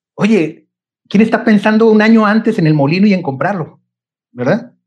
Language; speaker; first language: Spanish; native; Spanish